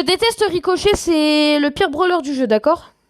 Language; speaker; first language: French; native; French